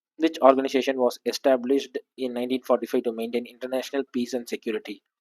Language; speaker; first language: English; non-native, local second language; Tamil